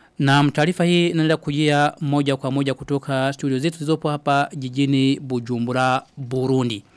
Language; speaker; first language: Swahili; non-native, local second language; Rundi